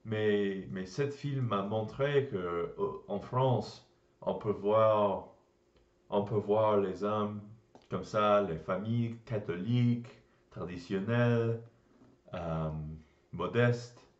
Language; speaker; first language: French; non-native, learner; English